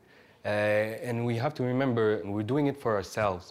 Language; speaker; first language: English; native; English